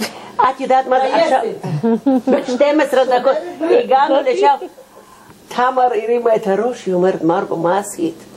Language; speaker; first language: Hebrew; non-native, fluent; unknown